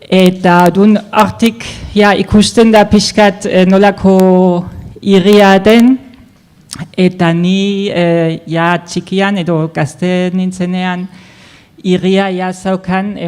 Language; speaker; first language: Basque; non-native, fluent; German